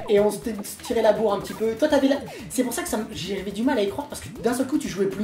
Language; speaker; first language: French; native; French